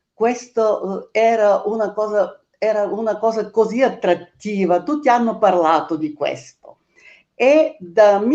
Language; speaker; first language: Italian; non-native, fluent; Bulgarian